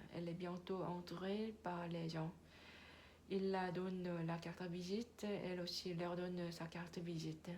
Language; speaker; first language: French; non-native, learner; Korean